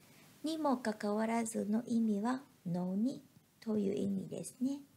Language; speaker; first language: Japanese; non-native, fluent; Vietnamese